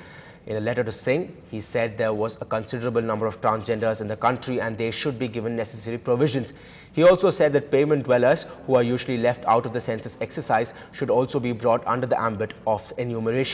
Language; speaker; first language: English; non-native, local second language; Tamil